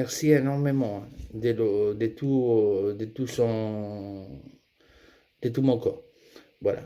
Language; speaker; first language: French; non-native, fluent; Spanish